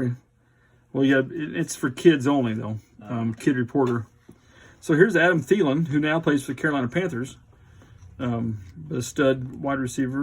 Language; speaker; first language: English; native; English